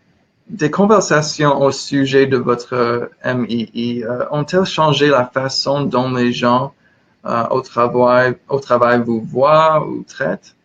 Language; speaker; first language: French; non-native, learner; English